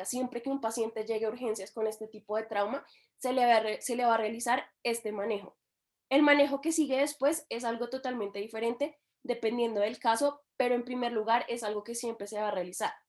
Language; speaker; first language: Spanish; native; Spanish